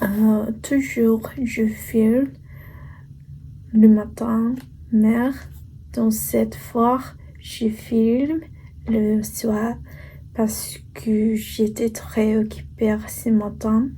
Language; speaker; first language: French; non-native, learner; Japanese